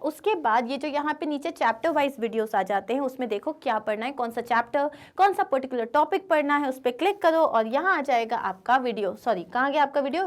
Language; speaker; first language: Hindi; non-native, local second language; Telugu